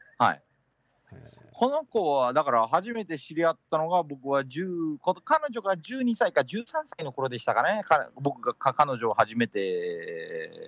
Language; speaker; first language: Japanese; early bilingual, heritage; Japanese